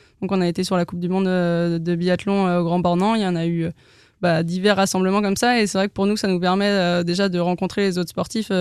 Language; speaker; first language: French; native; French